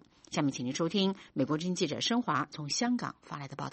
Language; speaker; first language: Chinese; native; Chinese